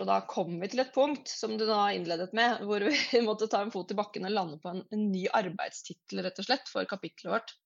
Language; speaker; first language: Norwegian; native; Norwegian